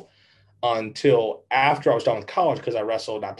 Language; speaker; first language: English; native; English